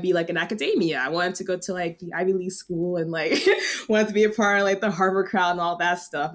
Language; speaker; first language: English; native; English